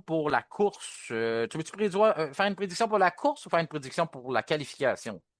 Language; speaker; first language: French; native; French